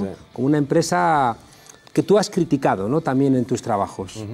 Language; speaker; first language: Spanish; native; Spanish